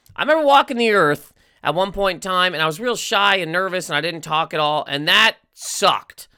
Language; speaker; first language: English; native; English